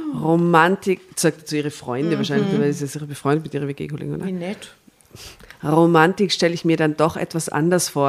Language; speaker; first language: German; native; German